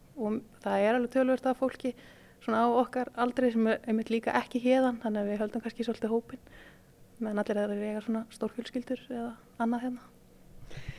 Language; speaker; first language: Icelandic; native; Icelandic